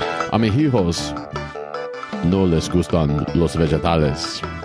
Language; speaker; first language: Spanish; non-native, learner; English